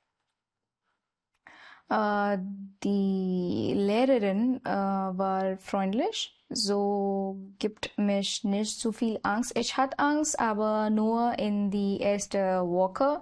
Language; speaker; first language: German; non-native, learner; Marathi